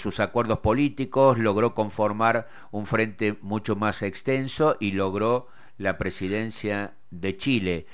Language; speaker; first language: Spanish; native; Spanish